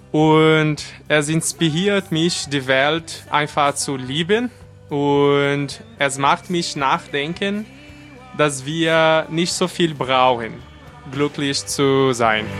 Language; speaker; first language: German; non-native, fluent; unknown